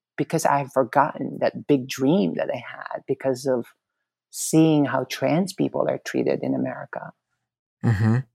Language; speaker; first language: English; non-native, local second language; Filipino